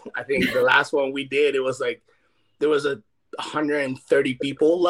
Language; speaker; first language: English; non-native, fluent; Spanish